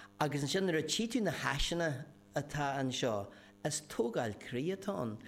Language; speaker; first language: Irish; non-native, local second language; English